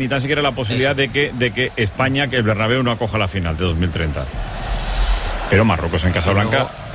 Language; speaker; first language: Spanish; native; Spanish